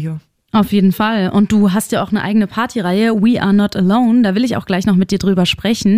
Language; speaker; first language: German; native; German